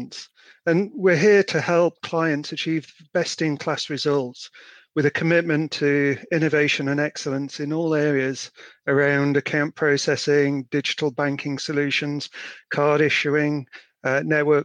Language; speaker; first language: English; native; English